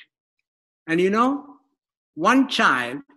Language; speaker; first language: English; non-native, local second language; Malayalam